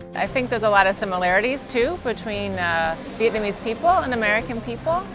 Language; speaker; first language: English; native; English